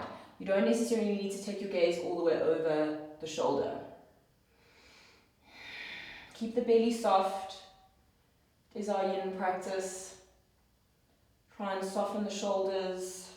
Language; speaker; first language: English; native; English